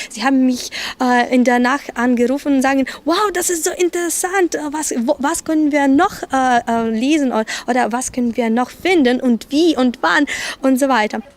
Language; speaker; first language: German; non-native, fluent; Ukrainian